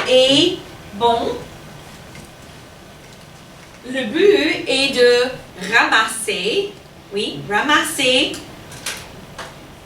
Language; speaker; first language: French; non-native, fluent; English